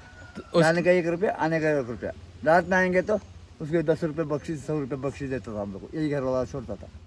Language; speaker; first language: Hindi; non-native, local second language; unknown